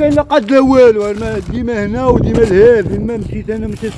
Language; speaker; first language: Arabic; native; Arabic